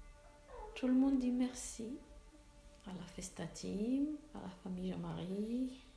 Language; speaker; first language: French; native; French